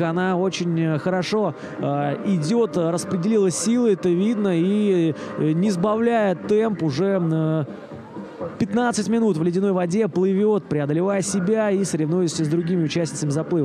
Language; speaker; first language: Russian; native; Russian